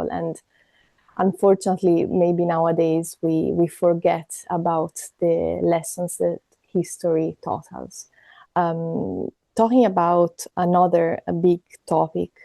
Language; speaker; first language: English; non-native, fluent; Italian